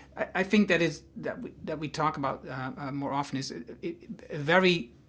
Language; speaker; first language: English; non-native, fluent; Dutch